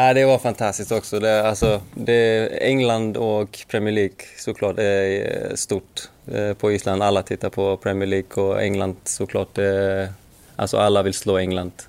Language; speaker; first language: Swedish; non-native, fluent; Icelandic